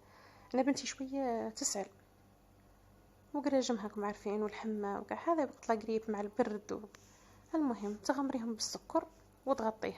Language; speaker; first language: Arabic; native; Arabic